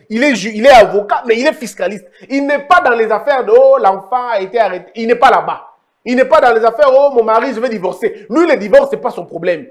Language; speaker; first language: French; non-native, local second language; Lingala